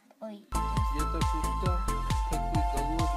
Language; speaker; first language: Russian; early bilingual, heritage; Russian